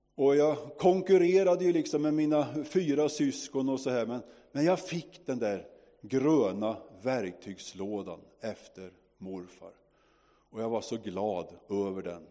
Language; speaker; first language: Swedish; native; Swedish